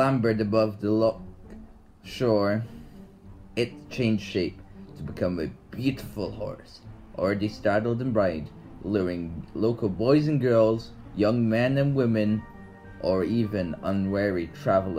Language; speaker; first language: English; native; English